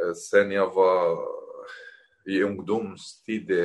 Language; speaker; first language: Swedish; non-native, fluent; Arabic